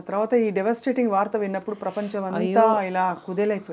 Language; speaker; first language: Telugu; native; Telugu